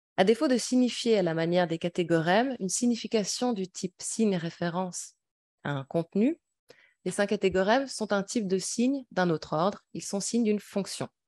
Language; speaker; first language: French; native; French